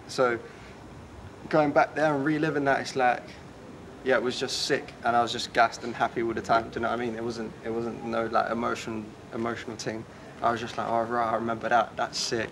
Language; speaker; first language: English; early bilingual, other home language; Polish